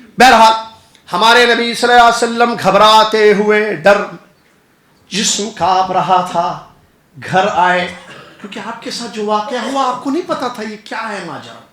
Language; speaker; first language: Urdu; native; Urdu